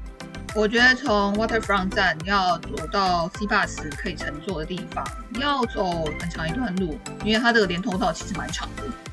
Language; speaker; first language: Chinese; native; Chinese